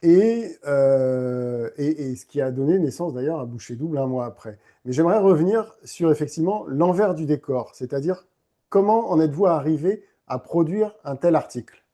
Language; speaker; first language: French; native; French